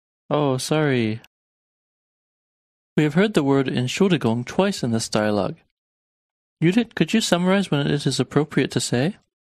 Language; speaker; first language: English; native; English